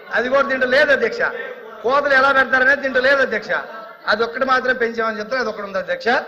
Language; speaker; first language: Telugu; native; Telugu